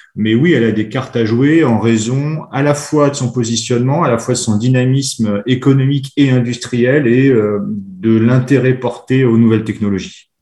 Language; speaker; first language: French; native; French